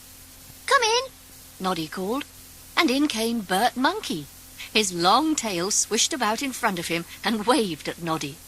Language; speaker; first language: English; native; English